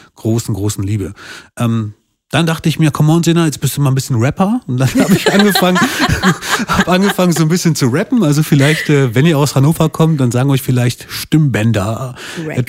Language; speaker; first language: German; early bilingual, other home language; Albanian